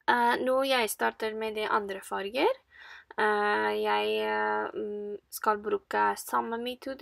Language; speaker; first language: Norwegian; non-native, fluent; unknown